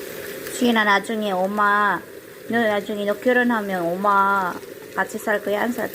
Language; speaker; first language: Korean; non-native, fluent; Filipino